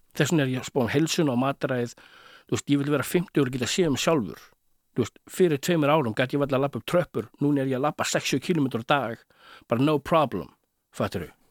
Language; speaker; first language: Icelandic; early bilingual, heritage; Icelandic